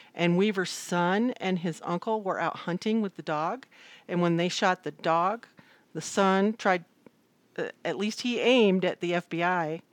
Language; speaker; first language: English; native; English